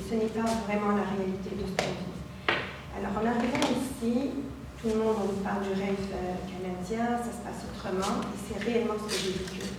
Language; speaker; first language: French; non-native, local second language; Arabic